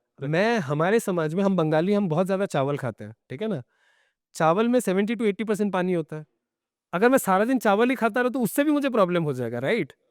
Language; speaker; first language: Hindi; non-native, local second language; Bangla